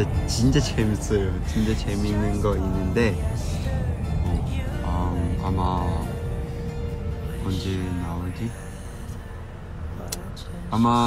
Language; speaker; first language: Korean; non-native, learner; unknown